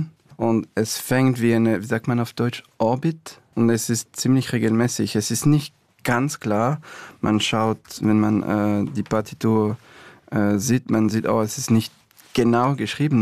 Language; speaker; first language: German; non-native, fluent; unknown